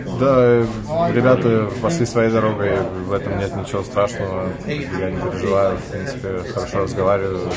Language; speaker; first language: Russian; native; Russian